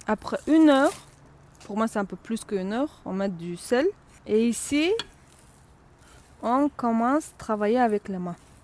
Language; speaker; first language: French; non-native, learner; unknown